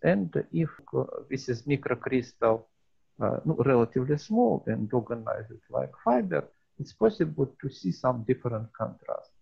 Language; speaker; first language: English; non-native, learner; Russian